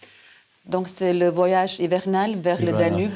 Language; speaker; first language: French; non-native, fluent; Serbian